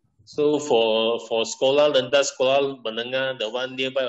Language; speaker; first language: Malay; non-native, local second language; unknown